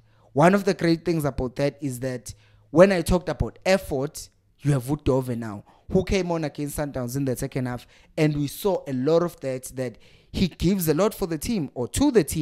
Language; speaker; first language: English; non-native, local second language; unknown